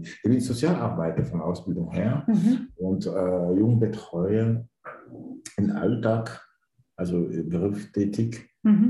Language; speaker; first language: German; non-native, learner; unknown